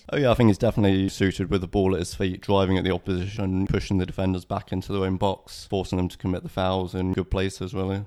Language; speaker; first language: English; native; English